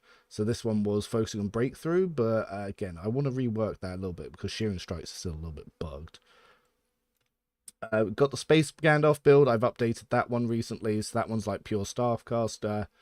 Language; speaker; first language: English; native; English